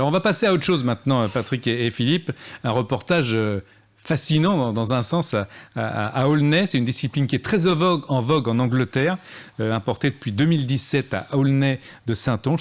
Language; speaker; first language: French; native; French